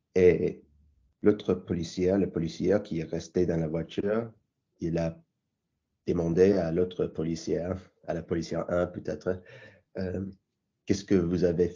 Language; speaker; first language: French; non-native, learner; English